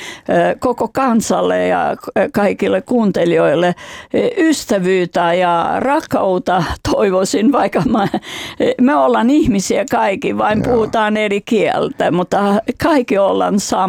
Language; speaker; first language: Finnish; non-native, fluent; Albanian